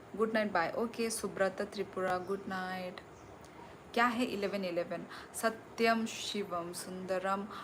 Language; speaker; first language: Hindi; non-native, local second language; Kok Borok